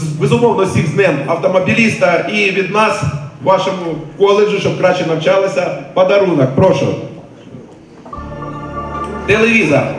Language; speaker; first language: Ukrainian; native; Ukrainian